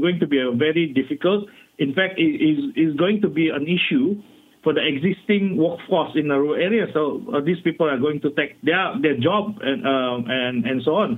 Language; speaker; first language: English; non-native, local second language; Malay